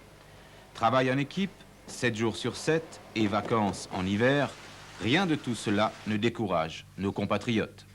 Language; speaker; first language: French; native; French